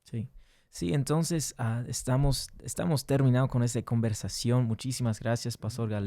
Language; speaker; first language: Spanish; early bilingual, heritage; English